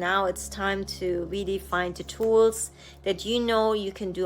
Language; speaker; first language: English; non-native, fluent; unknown